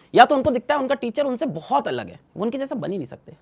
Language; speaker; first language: Hindi; native; Hindi